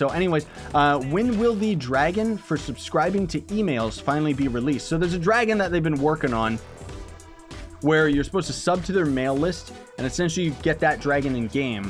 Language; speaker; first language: English; native; English